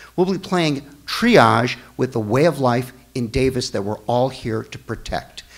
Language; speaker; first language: English; native; English